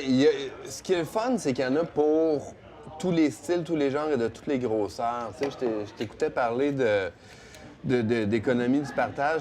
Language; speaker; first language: French; native; French